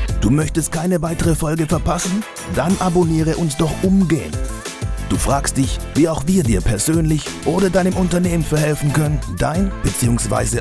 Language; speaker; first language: German; native; German